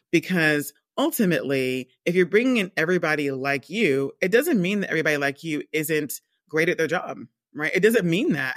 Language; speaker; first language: English; native; English